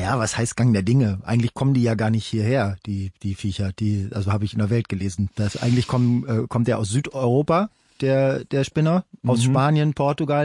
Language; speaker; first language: German; native; German